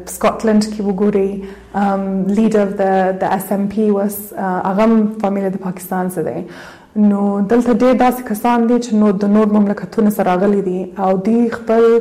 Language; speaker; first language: Pashto; early bilingual, heritage; Pashto